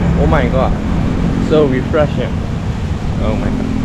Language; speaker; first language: English; non-native, learner; Burmese